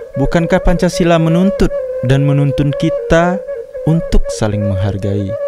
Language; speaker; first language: Indonesian; non-native, local second language; Minangkabau